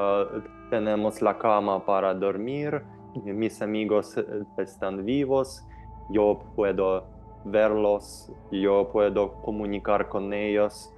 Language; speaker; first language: Spanish; non-native, fluent; Ukrainian